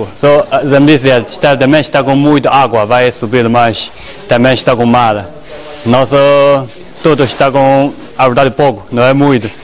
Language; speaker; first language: Portuguese; non-native, learner; Chinese